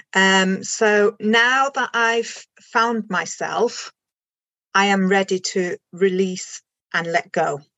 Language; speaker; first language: English; non-native, fluent; German